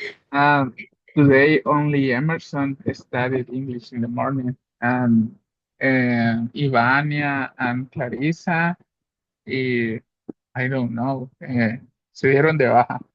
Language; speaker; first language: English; non-native, learner; Spanish